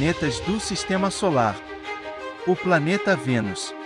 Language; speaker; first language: Portuguese; native; Portuguese